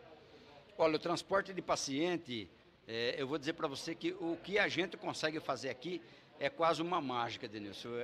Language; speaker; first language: Portuguese; native; Portuguese